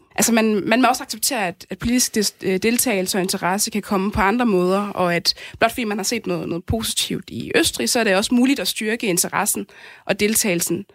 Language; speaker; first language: Danish; native; Danish